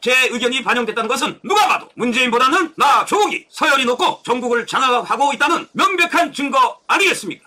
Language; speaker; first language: Korean; native; Korean